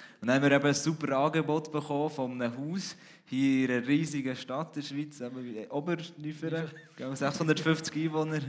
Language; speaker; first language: German; native; German